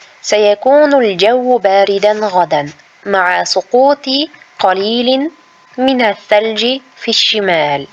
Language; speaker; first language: Arabic; non-native, fluent; Uzbek